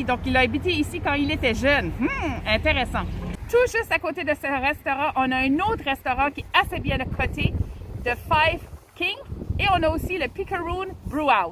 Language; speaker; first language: French; native; French